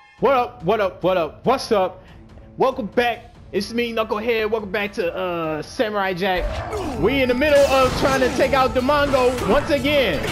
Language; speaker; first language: English; native; English